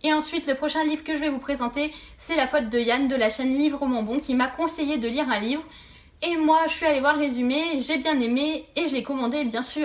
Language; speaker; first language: French; native; French